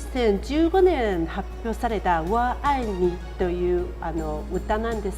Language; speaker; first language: Japanese; non-native, fluent; Chinese